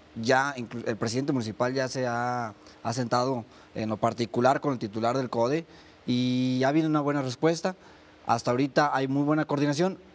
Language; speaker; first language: Spanish; native; Spanish